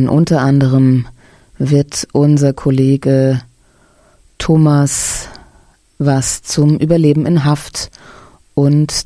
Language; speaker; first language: German; native; German